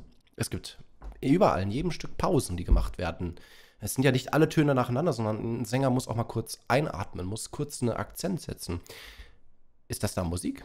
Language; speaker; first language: German; native; German